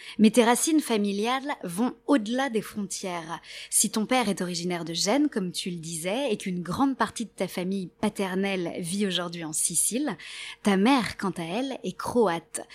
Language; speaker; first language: French; native; French